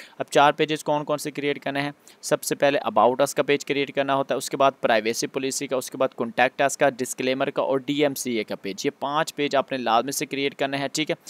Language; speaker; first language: Urdu; non-native, local second language; Punjabi